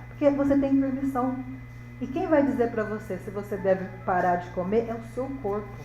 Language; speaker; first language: Portuguese; native; Portuguese